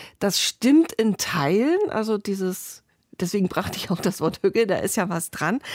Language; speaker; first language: German; native; German